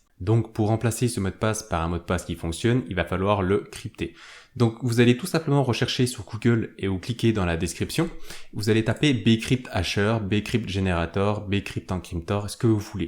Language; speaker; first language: French; native; French